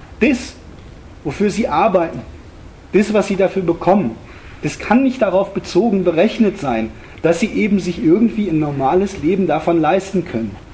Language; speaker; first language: German; native; German